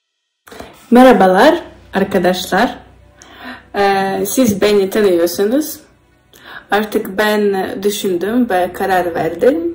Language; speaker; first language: Turkish; non-native, learner; Ukrainian